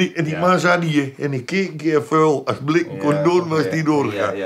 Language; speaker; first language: Dutch; native; Dutch